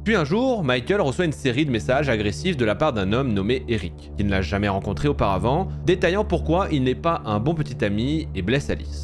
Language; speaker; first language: French; native; French